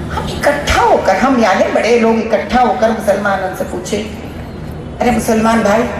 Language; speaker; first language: Hindi; non-native, local second language; Telugu